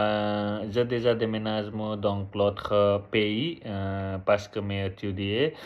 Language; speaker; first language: French; non-native, learner; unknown